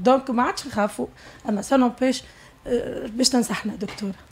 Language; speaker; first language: Arabic; native; Arabic